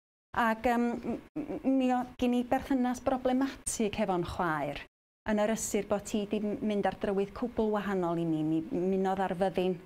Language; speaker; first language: Welsh; native; Welsh